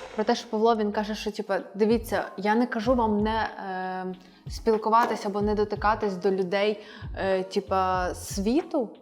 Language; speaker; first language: Ukrainian; non-native, local second language; Russian